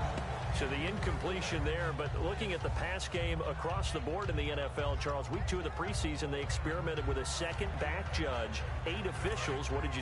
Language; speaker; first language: English; native; English